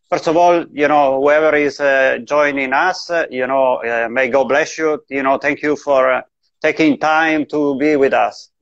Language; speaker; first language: English; non-native, fluent; Italian